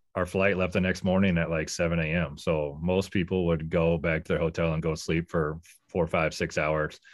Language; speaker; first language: English; native; English